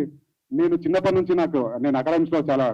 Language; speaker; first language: Telugu; native; Telugu